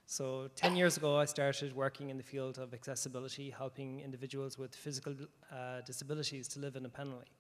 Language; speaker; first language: English; native; English